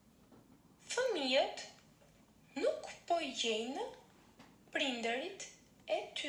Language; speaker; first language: Albanian; non-native, learner; Finnish